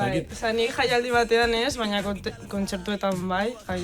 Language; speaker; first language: Basque; non-native, local second language; Spanish